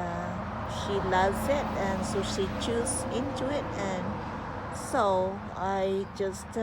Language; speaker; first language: English; non-native, fluent; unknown